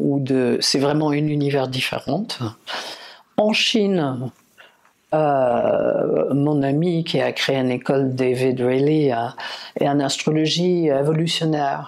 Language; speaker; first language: French; non-native, fluent; English